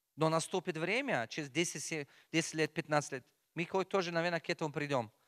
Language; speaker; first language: Russian; non-native, local second language; Tajik